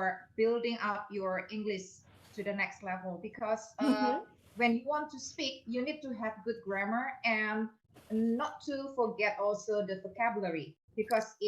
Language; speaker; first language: English; non-native, fluent; Indonesian